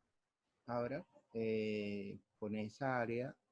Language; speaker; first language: Spanish; native; Spanish